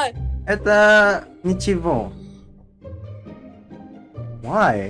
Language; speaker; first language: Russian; non-native, learner; Indonesian